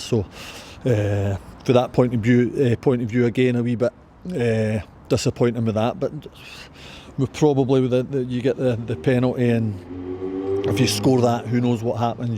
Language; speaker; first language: English; native; English